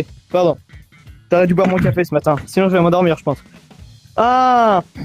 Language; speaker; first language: French; native; French